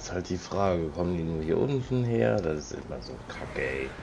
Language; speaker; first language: German; native; German